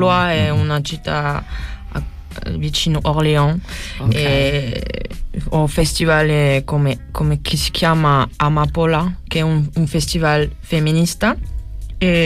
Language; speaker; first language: Italian; non-native, learner; French